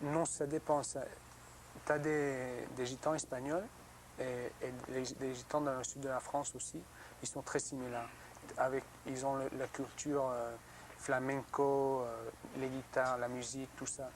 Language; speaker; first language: French; non-native, learner; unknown